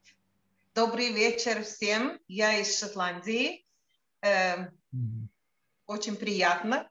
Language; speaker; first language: Russian; non-native, local second language; Latvian